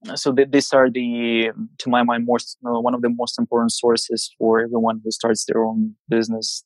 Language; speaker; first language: English; non-native, fluent; Russian